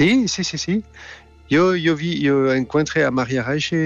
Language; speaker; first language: Spanish; non-native, learner; French